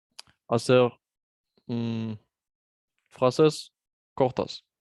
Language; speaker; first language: Spanish; non-native, fluent; French